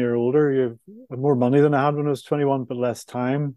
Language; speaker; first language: English; native; English